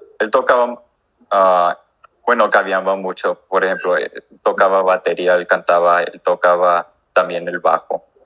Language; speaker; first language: Spanish; early bilingual, heritage; English